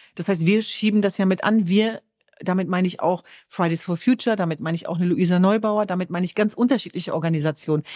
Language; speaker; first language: German; early bilingual, other home language; Kurdish